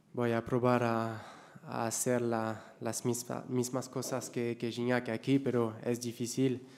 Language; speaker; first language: Spanish; non-native, learner; French